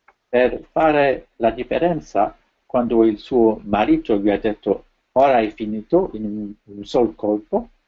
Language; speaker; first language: Italian; non-native, fluent; French